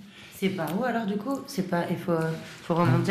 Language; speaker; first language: French; native; French